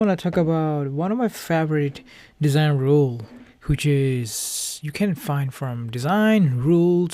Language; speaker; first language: English; non-native, fluent; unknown